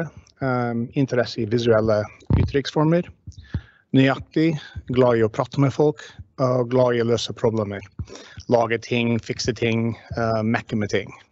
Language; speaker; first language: Norwegian; non-native, fluent; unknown